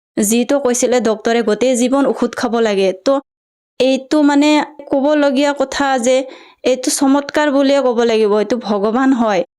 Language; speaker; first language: Assamese; non-native, local second language; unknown